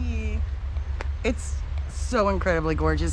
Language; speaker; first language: English; native; English